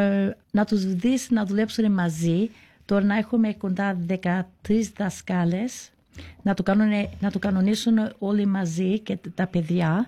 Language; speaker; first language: Greek; early bilingual, heritage; Greek